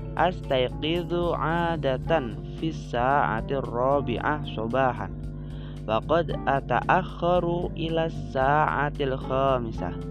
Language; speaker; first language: Arabic; non-native, learner; Indonesian